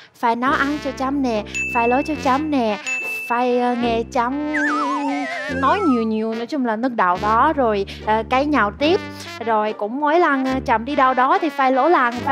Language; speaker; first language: Vietnamese; non-native, fluent; Russian